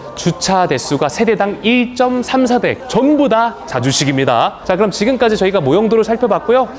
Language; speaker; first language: Korean; native; Korean